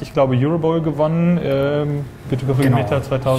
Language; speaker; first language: German; native; German